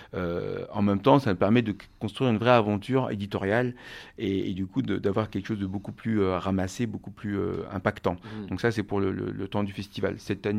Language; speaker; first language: French; native; French